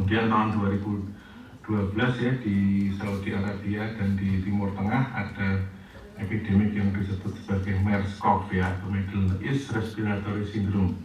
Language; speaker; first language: Indonesian; native; Indonesian